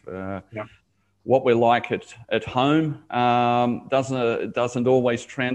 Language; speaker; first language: English; native; English